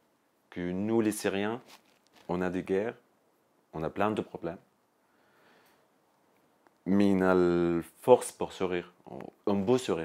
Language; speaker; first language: French; non-native, learner; Arabic